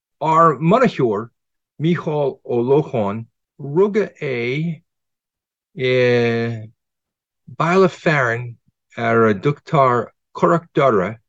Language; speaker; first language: Irish; non-native, fluent; English